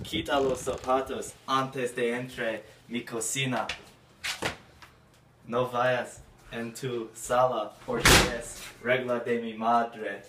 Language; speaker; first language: Spanish; non-native, learner; English